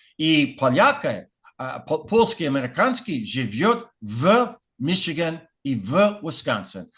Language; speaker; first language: Russian; non-native, fluent; English